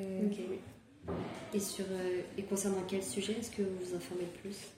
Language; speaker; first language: French; non-native, learner; German